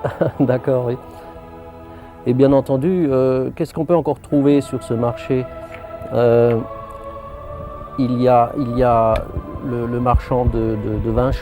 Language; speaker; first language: French; native; French